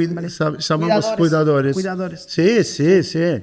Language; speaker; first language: Spanish; non-native, fluent; Portuguese